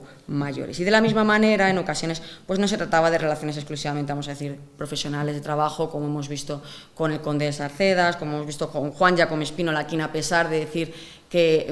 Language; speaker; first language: Spanish; native; Spanish